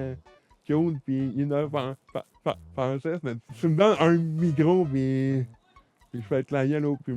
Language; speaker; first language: French; native; French